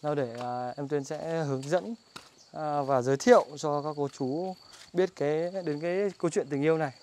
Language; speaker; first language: Vietnamese; native; Vietnamese